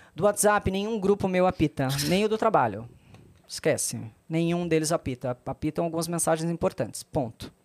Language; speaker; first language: Portuguese; native; Portuguese